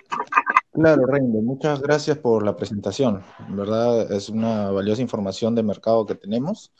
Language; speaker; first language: Spanish; native; Spanish